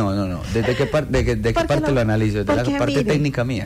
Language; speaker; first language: Spanish; native; Spanish